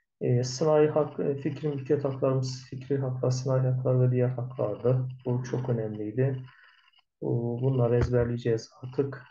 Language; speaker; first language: Turkish; native; Turkish